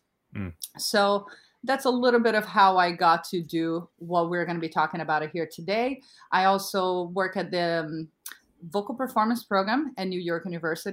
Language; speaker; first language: English; non-native, fluent; Portuguese